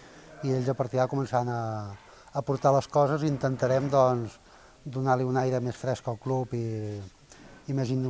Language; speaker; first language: Catalan; native; Catalan